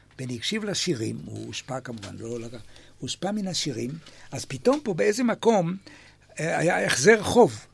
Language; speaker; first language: Hebrew; native; Hebrew